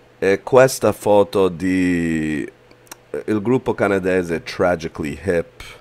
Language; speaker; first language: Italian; early bilingual, heritage; Italian